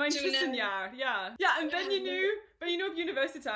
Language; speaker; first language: Dutch; non-native, learner; English